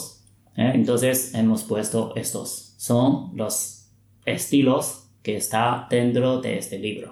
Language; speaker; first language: Spanish; non-native, fluent; Chinese